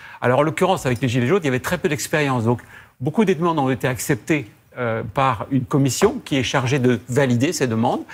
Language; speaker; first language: French; native; French